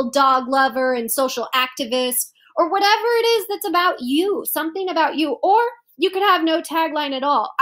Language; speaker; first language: English; native; English